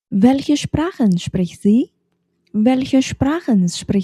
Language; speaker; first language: German; non-native, fluent; Indonesian